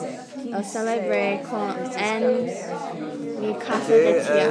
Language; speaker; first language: Spanish; non-native, learner; English